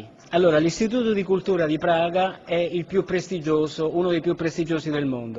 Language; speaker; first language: Italian; native; Italian